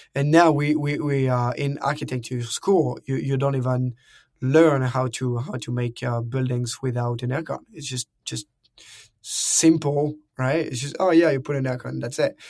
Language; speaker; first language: English; non-native, fluent; French